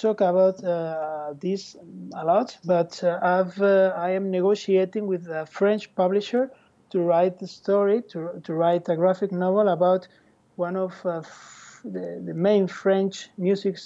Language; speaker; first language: English; non-native, fluent; Spanish